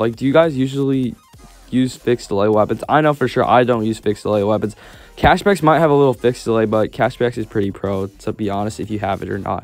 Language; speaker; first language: English; native; English